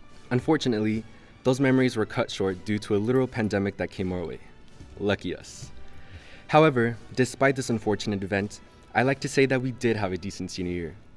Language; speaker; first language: English; early bilingual, other home language; Spanish